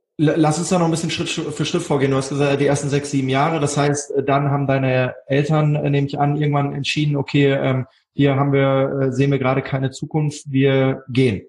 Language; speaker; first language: German; native; German